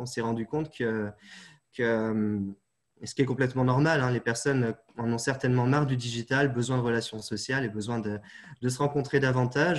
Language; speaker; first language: French; native; French